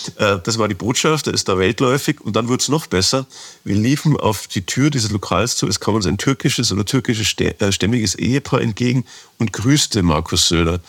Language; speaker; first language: German; native; German